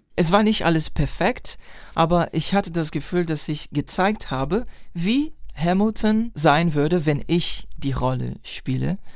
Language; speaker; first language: German; non-native, fluent; Portuguese